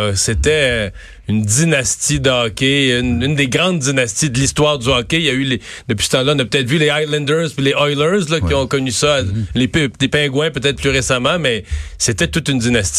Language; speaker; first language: French; native; French